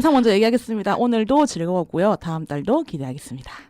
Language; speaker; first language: Korean; native; Korean